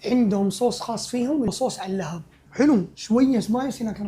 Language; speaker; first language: Arabic; native; Arabic